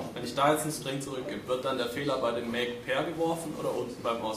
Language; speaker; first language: German; native; German